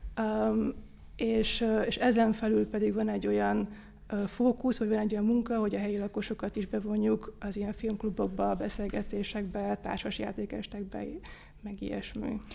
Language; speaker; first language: Hungarian; native; Hungarian